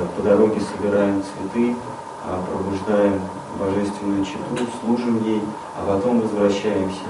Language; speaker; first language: Russian; native; Russian